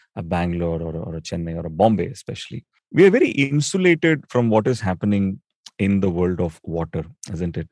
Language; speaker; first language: English; non-native, local second language; Tamil